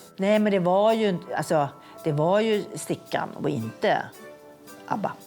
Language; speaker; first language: Swedish; native; Swedish